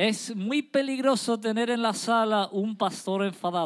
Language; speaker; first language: Spanish; native; Spanish